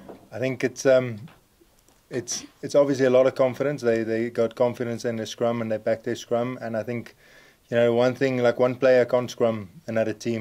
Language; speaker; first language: English; non-native, local second language; Afrikaans